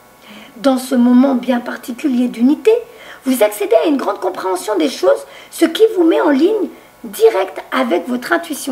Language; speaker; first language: French; native; French